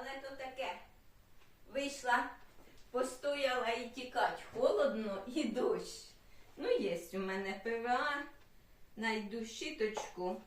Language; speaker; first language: Ukrainian; native; Ukrainian